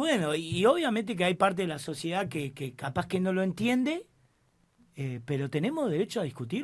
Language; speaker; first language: Spanish; native; Spanish